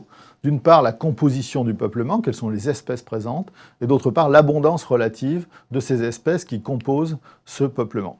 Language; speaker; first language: French; native; French